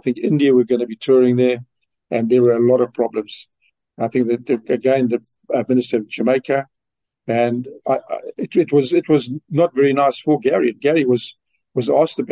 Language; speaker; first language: English; native; English